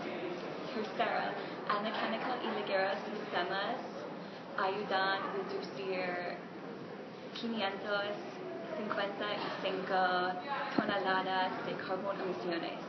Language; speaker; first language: Spanish; non-native, learner; English